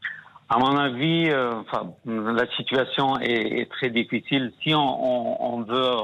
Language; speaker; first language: French; non-native, fluent; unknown